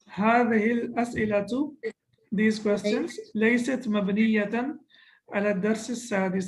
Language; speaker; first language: Arabic; non-native, fluent; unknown